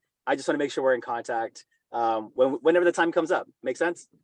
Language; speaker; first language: English; native; English